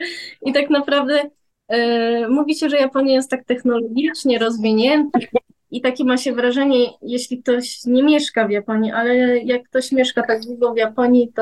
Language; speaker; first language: Polish; early bilingual, heritage; Polish